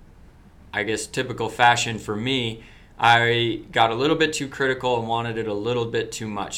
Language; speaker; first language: English; native; English